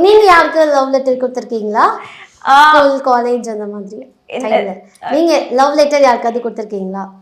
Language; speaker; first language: Tamil; native; Tamil